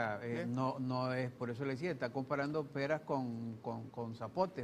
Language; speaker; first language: Spanish; native; Spanish